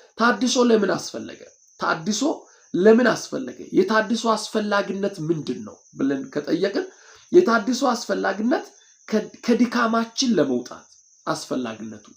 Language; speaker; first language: Amharic; non-native, local second language; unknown